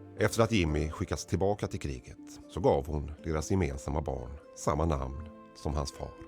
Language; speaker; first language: Swedish; native; Swedish